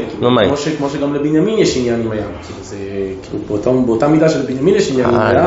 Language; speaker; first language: Hebrew; native; Hebrew